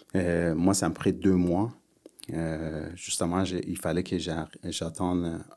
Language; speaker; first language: French; early bilingual, other home language; Persian